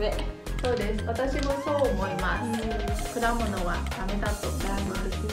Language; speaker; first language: Japanese; non-native, learner; Vietnamese